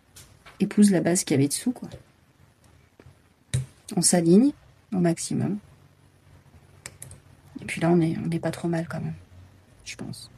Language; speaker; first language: French; native; French